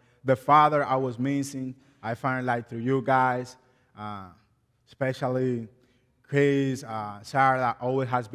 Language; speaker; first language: English; non-native, learner; Spanish